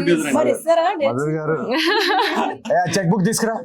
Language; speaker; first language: Telugu; native; Telugu